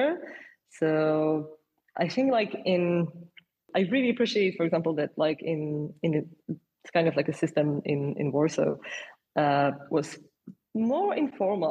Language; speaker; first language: English; non-native, fluent; Polish